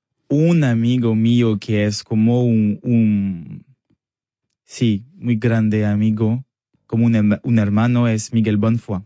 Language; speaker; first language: Spanish; non-native, learner; French